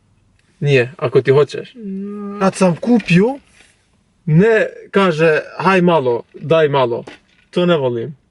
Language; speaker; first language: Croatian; non-native, learner; Albanian